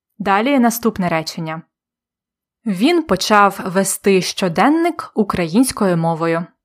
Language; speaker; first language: Ukrainian; native; Ukrainian